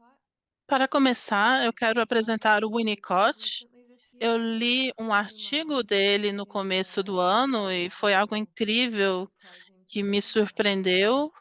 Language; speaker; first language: Portuguese; non-native, fluent; English